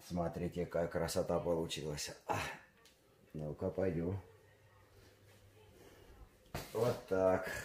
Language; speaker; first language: Russian; native; Russian